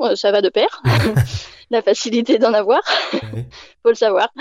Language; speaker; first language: French; native; French